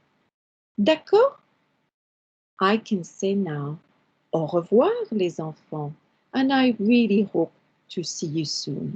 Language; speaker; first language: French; non-native, fluent; English